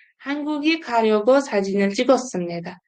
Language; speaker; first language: Korean; non-native, fluent; Uzbek